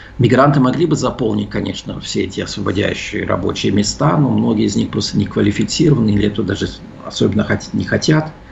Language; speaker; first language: Russian; early bilingual, heritage; Russian